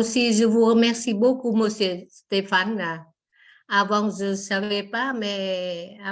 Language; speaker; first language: French; non-native, learner; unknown